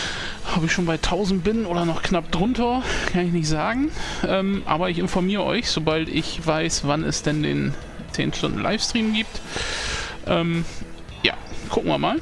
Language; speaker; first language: German; native; German